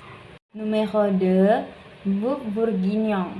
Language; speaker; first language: French; non-native, learner; Indonesian